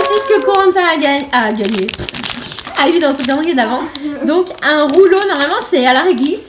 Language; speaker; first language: French; native; French